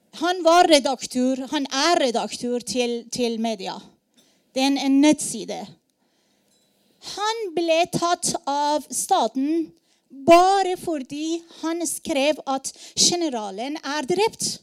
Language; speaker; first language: Norwegian; non-native, learner; Persian